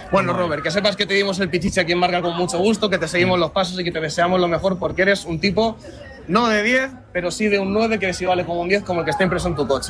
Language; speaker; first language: Spanish; native; Spanish